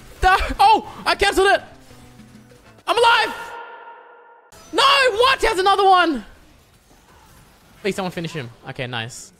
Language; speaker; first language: English; native; English